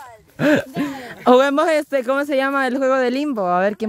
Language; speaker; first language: Spanish; native; Spanish